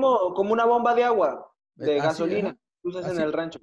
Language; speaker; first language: Spanish; native; Spanish